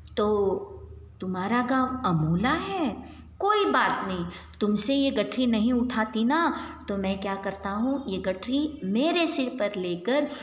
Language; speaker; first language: Hindi; non-native, local second language; Kannada